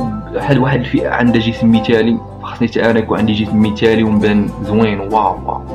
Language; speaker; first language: Arabic; native; Arabic